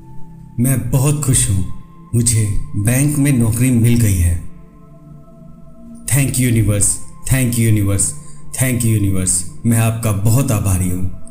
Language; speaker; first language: Hindi; native; Hindi